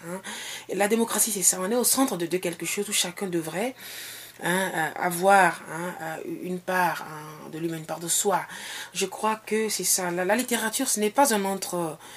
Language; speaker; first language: French; non-native, local second language; Ewe